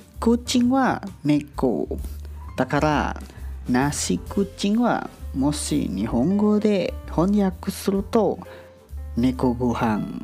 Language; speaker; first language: Japanese; non-native, learner; Indonesian